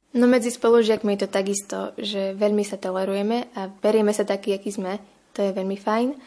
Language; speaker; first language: Slovak; native; Slovak